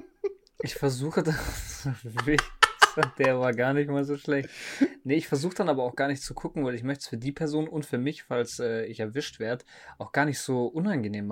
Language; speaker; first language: German; native; German